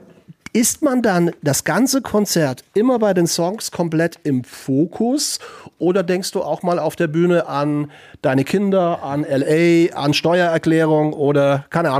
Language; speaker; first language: German; native; German